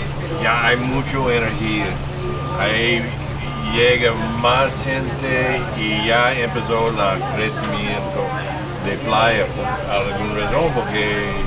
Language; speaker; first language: Spanish; non-native, learner; English